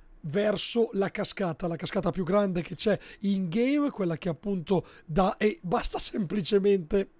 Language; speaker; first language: Italian; native; Italian